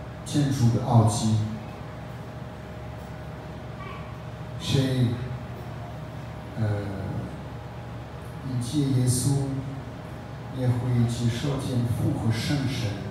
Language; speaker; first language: Chinese; non-native, fluent; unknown